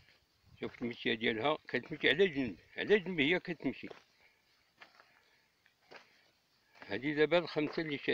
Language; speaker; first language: Arabic; native; Arabic